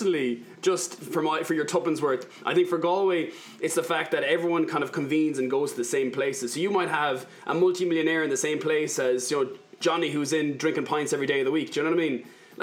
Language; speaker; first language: English; native; English